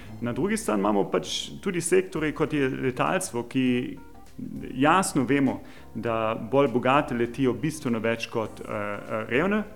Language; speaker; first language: Slovenian; non-native, fluent; German